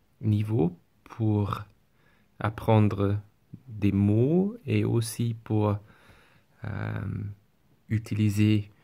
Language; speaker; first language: French; non-native, learner; English